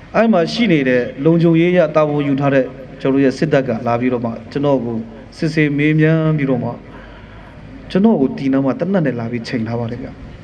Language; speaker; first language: Burmese; non-native, local second language; Kachin